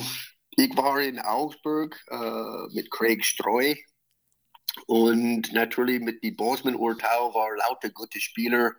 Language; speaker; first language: German; non-native, fluent; English